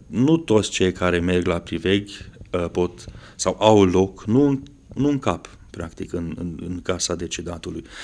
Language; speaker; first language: Romanian; non-native, local second language; Hungarian